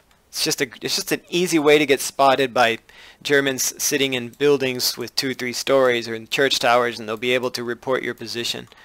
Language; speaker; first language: English; native; English